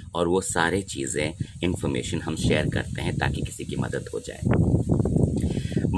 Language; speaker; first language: Hindi; non-native, local second language; Odia